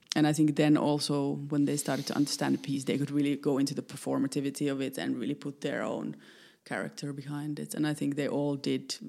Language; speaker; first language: English; non-native, fluent; Finnish